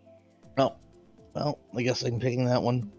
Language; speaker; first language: English; native; English